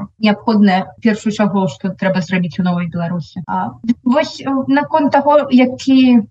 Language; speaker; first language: Belarusian; non-native, local second language; Russian